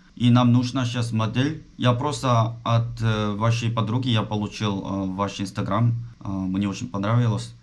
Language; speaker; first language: Russian; non-native, fluent; Korean